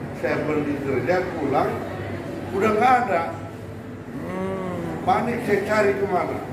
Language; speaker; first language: Indonesian; non-native, local second language; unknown